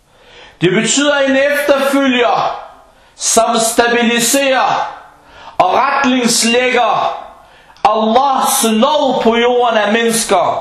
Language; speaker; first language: Danish; early bilingual, other home language; Arabic